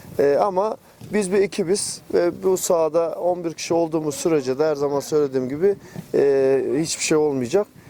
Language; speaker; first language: Turkish; native; Turkish